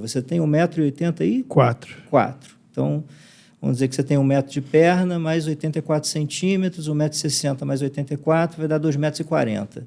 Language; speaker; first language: Portuguese; native; Portuguese